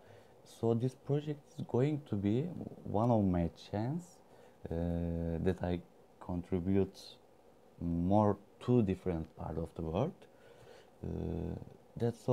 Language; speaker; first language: English; non-native, learner; Turkish